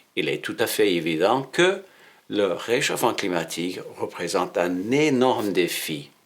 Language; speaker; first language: French; non-native, fluent; English